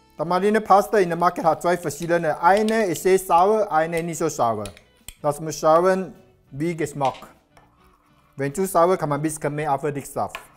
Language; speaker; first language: German; non-native, learner; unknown